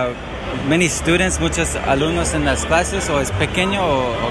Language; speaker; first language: Spanish; non-native, learner; English